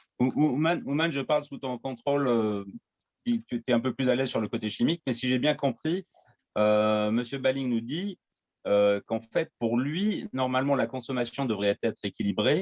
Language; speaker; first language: French; native; French